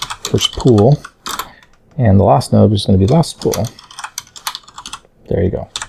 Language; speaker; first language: English; native; English